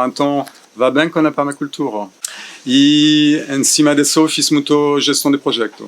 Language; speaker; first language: Portuguese; non-native, fluent; French